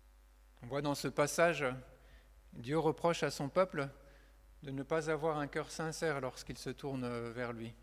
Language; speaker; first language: French; native; French